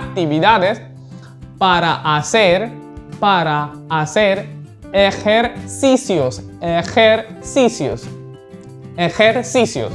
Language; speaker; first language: Spanish; non-native, learner; Hindi